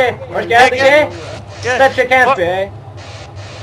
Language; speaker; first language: Swedish; non-native, learner; Faroese